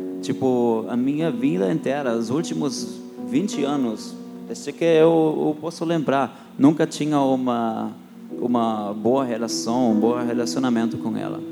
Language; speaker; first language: Portuguese; non-native, fluent; German